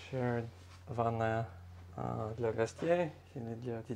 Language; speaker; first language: Russian; non-native, learner; English